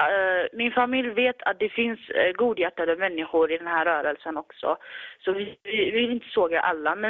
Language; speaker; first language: Swedish; early bilingual, other home language; Tigrinya